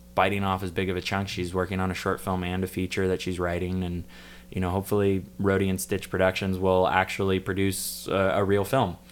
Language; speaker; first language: English; native; English